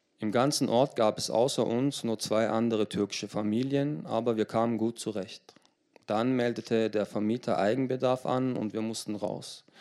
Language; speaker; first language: German; early bilingual, other home language; Turkish